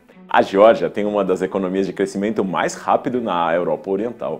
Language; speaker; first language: Portuguese; native; Portuguese